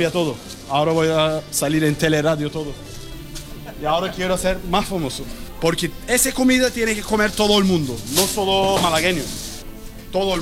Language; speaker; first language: Spanish; non-native, learner; Turkish